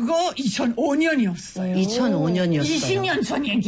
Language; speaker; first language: Korean; non-native, fluent; Italian